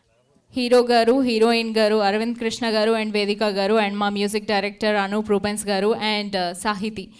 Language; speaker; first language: Telugu; native; Telugu